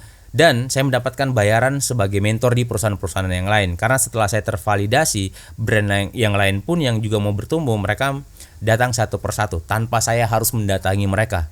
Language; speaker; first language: Indonesian; native; Indonesian